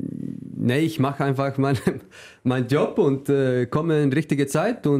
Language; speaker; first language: German; non-native, fluent; Icelandic